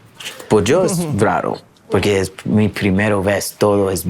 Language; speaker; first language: Spanish; non-native, learner; English